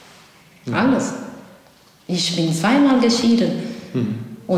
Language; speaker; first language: German; non-native, fluent; Spanish